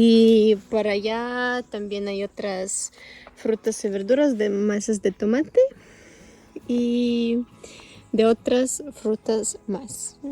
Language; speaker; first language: Spanish; non-native, local second language; Russian